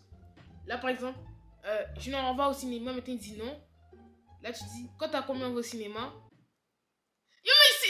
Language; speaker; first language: French; native; French